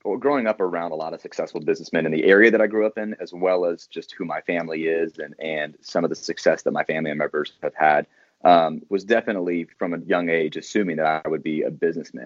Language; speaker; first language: English; native; English